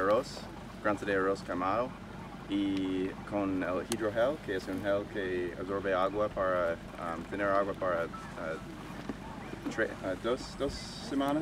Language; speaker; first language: Spanish; non-native, fluent; English